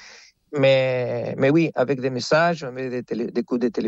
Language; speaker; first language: French; non-native, fluent; Spanish